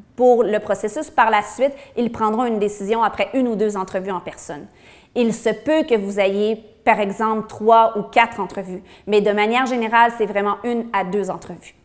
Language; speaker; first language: French; native; French